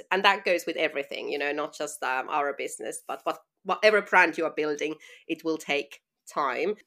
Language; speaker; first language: English; non-native, fluent; Finnish